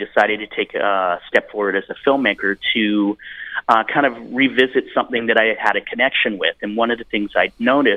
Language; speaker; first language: English; native; English